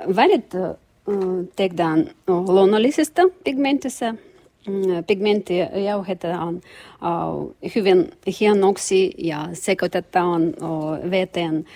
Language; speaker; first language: Finnish; non-native, learner; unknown